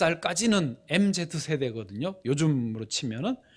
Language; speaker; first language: Korean; native; Korean